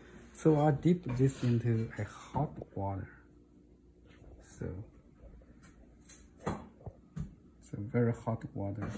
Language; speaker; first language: English; non-native, fluent; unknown